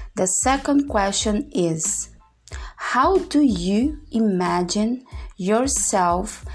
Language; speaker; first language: English; non-native, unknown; Portuguese